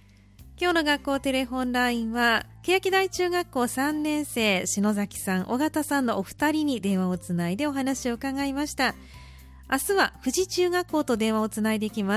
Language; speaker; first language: Japanese; native; Japanese